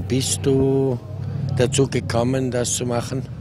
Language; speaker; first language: German; non-native, learner; Italian